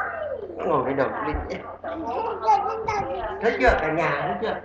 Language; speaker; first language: Vietnamese; native; Vietnamese